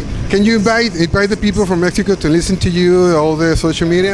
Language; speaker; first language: English; non-native, learner; Spanish